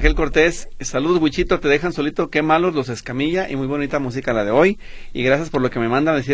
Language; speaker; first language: Spanish; native; Spanish